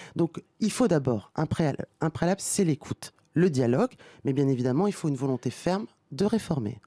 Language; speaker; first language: French; native; French